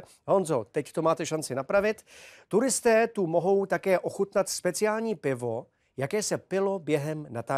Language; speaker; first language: Czech; native; Czech